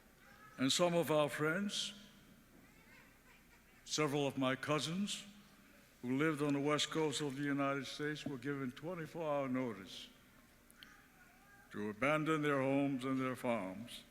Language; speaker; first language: English; early bilingual, other home language; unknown